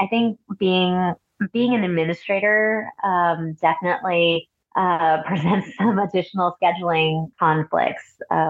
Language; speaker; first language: English; native; English